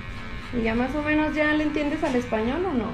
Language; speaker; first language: Spanish; native; Spanish